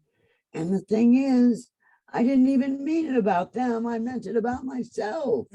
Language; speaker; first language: English; native; English